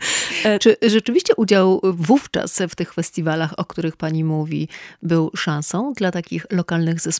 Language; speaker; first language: Polish; native; Polish